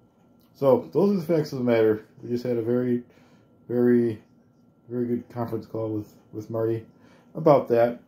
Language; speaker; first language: English; native; English